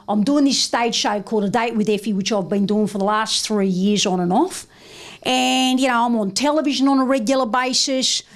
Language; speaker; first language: English; early bilingual, other home language; Greek